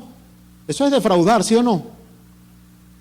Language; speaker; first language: Spanish; native; Spanish